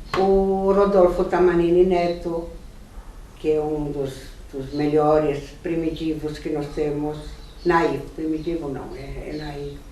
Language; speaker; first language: Portuguese; non-native, fluent; German